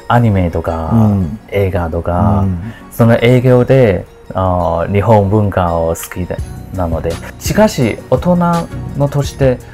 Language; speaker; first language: Japanese; non-native, learner; Chinese